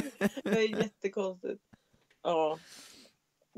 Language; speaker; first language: Swedish; native; Swedish